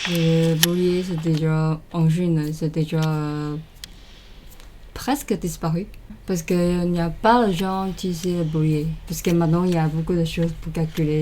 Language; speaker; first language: French; non-native, learner; Chinese